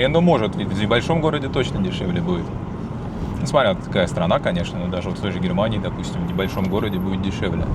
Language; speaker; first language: Russian; native; Russian